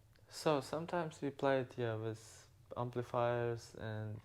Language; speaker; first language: English; non-native, learner; Ukrainian